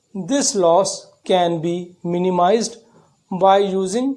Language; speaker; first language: English; non-native, local second language; Punjabi